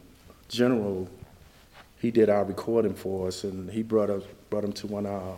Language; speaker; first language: English; native; English